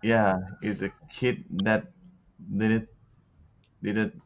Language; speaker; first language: English; non-native, learner; Thai